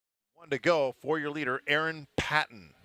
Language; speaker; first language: English; native; English